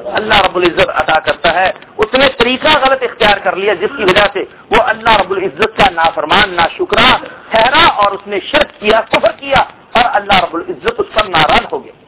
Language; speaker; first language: Urdu; non-native, local second language; Punjabi